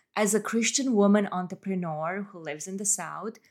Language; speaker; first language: English; non-native, fluent; Romanian